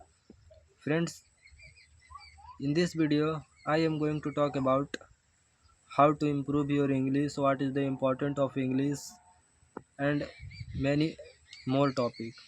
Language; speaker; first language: English; non-native, learner; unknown